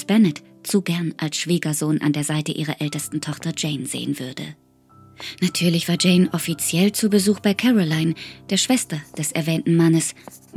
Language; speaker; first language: German; native; German